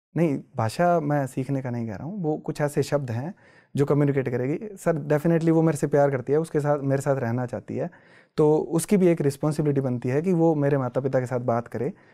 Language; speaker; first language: Hindi; native; Hindi